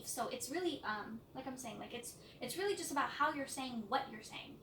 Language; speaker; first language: English; native; English